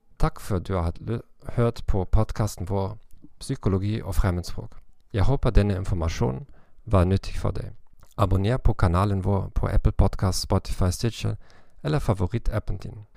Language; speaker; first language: Norwegian; non-native, learner; German